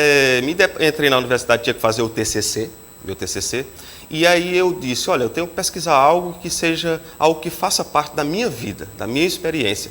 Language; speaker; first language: Portuguese; native; Portuguese